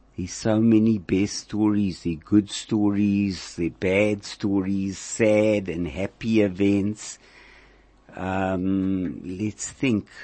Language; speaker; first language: English; native; English